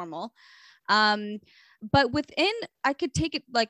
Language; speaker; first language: English; native; English